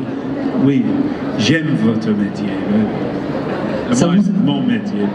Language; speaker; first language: French; non-native, learner; English